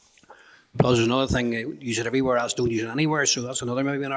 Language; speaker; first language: English; native; English